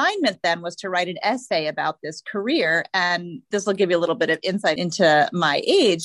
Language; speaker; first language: English; native; English